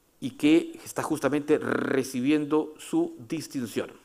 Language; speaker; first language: Spanish; native; Spanish